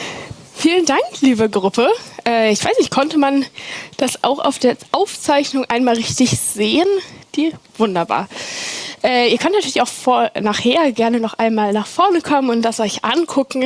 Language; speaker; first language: German; native; German